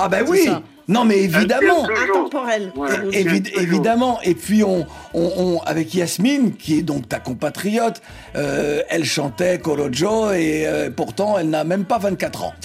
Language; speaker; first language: French; native; French